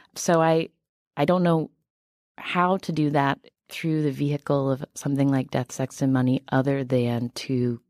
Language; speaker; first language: English; native; English